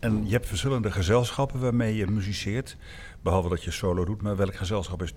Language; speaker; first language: Dutch; native; Dutch